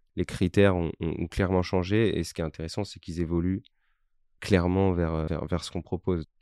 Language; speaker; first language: French; native; French